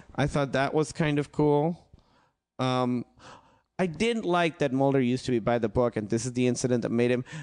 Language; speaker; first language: English; non-native, local second language; Urdu